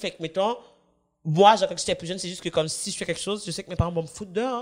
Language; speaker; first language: French; native; French